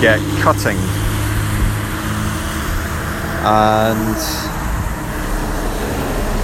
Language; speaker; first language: English; native; English